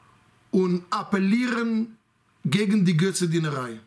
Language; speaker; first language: German; non-native, fluent; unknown